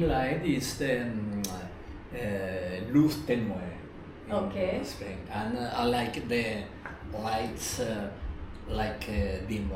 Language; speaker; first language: English; non-native, learner; Spanish